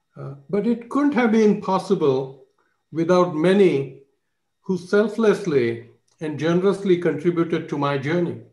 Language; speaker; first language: English; non-native, local second language; Marathi